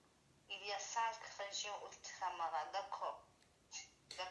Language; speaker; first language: French; non-native, learner; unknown